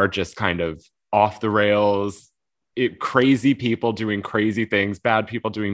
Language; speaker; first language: English; native; English